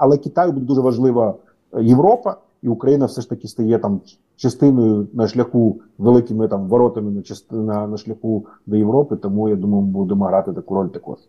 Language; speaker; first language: Ukrainian; non-native, local second language; Russian